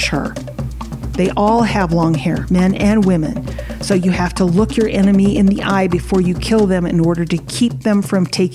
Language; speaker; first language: English; early bilingual, other home language; Samoan